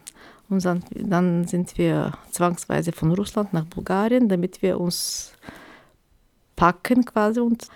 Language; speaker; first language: German; non-native, fluent; Turkish